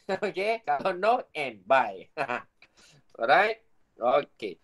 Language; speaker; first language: English; non-native, local second language; Malay